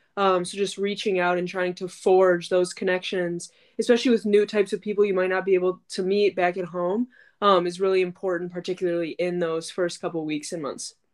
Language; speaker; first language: English; native; English